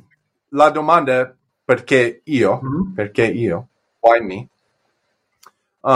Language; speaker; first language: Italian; non-native, learner; English